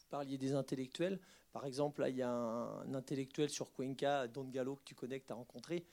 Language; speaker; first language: French; native; French